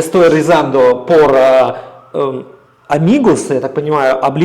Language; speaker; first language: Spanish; non-native, fluent; Russian